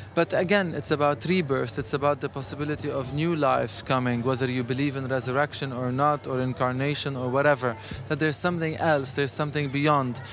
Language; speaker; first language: English; non-native, fluent; Arabic